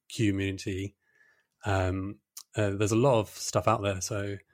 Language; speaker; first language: English; native; English